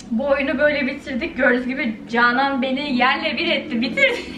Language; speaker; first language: Turkish; early bilingual, heritage; Turkish